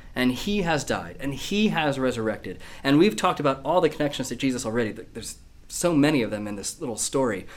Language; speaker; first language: English; native; English